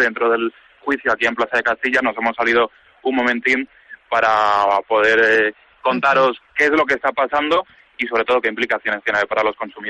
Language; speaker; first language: Spanish; native; Spanish